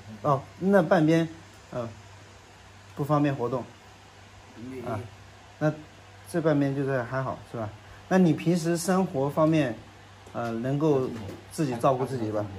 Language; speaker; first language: Chinese; native; Chinese